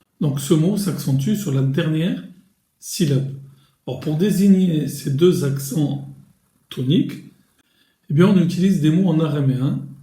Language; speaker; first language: French; native; French